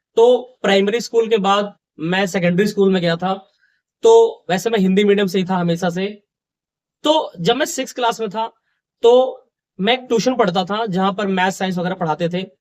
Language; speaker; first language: Hindi; native; Hindi